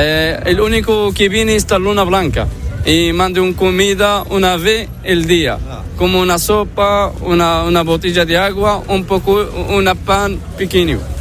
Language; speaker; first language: Spanish; non-native, learner; Arabic